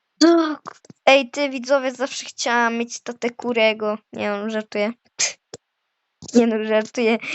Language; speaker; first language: Polish; native; Polish